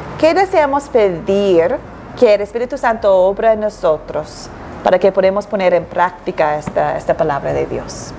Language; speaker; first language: Spanish; non-native, fluent; English